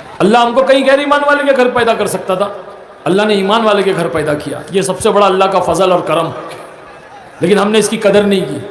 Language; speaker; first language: Urdu; native; Urdu